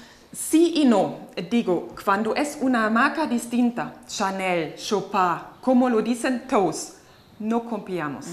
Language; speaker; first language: Spanish; non-native, fluent; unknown